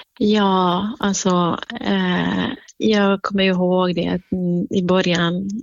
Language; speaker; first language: Swedish; non-native, fluent; Central Kurdish